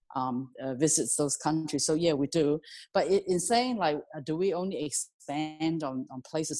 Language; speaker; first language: English; non-native, local second language; Cantonese